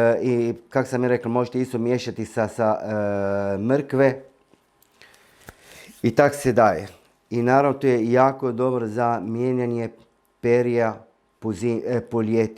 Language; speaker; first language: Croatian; non-native, fluent; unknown